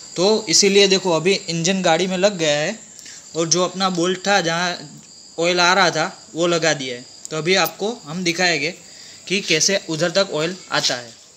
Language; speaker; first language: Hindi; native; Hindi